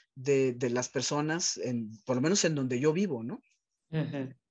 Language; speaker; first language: Spanish; native; Spanish